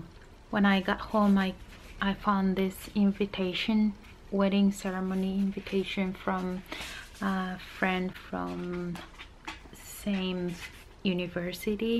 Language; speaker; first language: English; non-native, fluent; Japanese